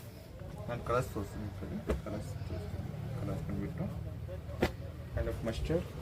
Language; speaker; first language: Kannada; non-native, local second language; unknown